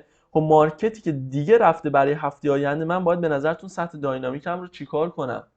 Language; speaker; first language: Persian; native; Persian